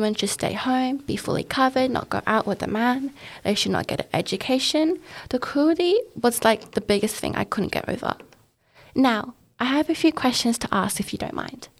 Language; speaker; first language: English; native; English